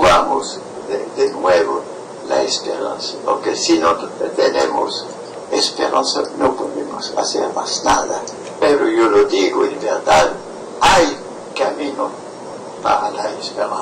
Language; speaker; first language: Spanish; non-native, fluent; French